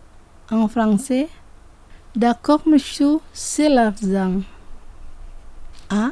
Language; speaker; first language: French; non-native, fluent; Indonesian